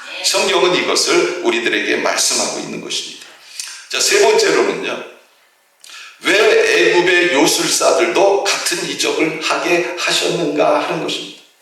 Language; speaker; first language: Korean; native; Korean